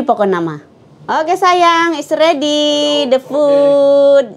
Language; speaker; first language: English; non-native, learner; Indonesian